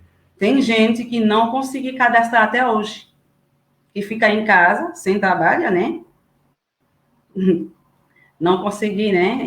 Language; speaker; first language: Portuguese; non-native, learner; Haitian Creole